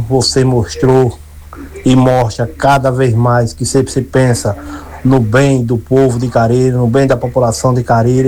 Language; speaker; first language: Portuguese; native; Portuguese